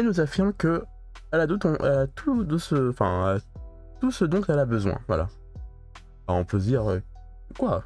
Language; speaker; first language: French; native; French